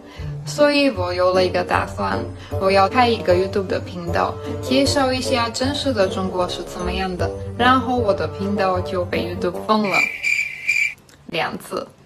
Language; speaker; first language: Chinese; non-native, fluent; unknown